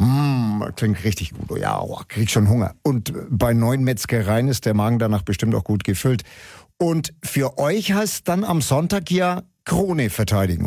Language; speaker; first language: German; native; German